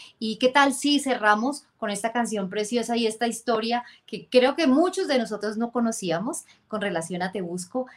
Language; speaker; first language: Spanish; native; Spanish